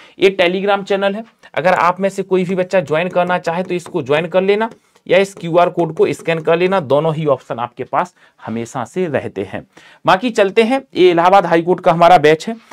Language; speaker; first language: Hindi; native; Hindi